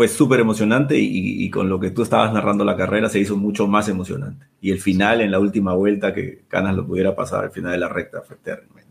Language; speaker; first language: Spanish; native; Spanish